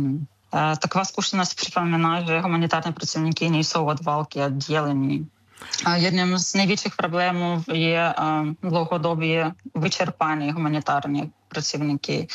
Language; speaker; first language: Czech; non-native, learner; Ukrainian